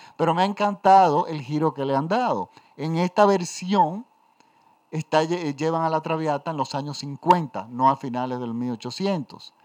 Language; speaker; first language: Spanish; native; Spanish